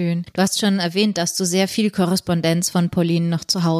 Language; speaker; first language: German; native; German